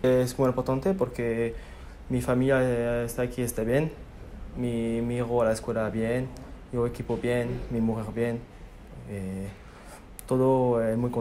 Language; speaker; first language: Spanish; non-native, learner; French